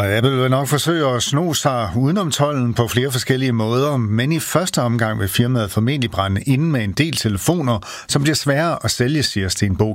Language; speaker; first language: Danish; native; Danish